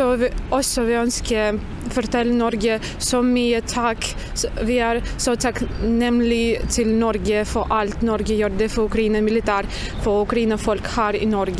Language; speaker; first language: Norwegian; non-native, learner; Ukrainian